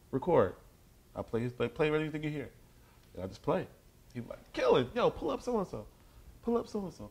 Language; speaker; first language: English; native; English